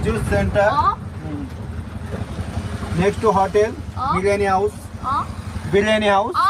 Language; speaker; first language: English; non-native, learner; Hindi